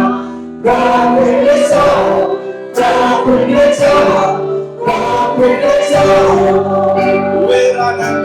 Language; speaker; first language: Thai; native; Thai